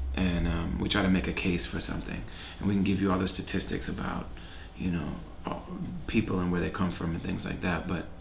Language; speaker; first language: English; native; English